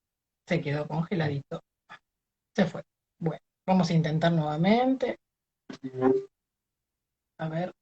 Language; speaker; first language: Spanish; native; Spanish